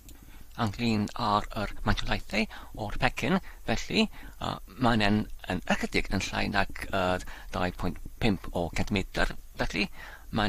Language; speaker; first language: Welsh; non-native, learner; English